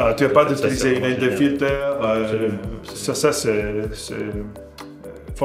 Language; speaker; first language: French; non-native, fluent; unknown